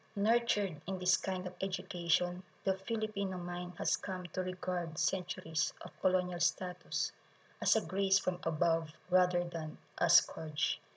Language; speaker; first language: English; non-native, local second language; Filipino